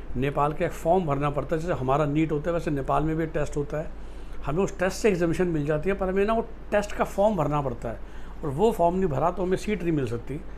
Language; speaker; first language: Hindi; native; Hindi